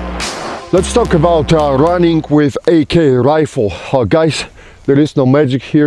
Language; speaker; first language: English; non-native, fluent; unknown